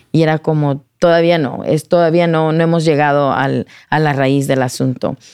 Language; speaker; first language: Spanish; early bilingual, heritage; Spanish